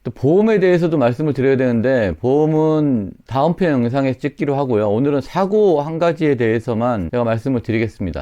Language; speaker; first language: Korean; native; Korean